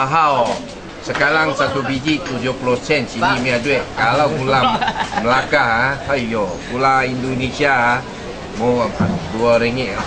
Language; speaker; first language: Indonesian; non-native, local second language; Chinese